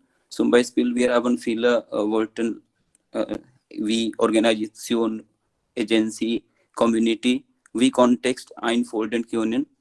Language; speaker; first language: German; non-native, learner; Hindi